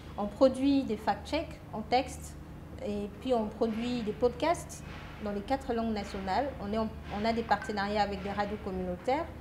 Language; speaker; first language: French; non-native, local second language; Lingala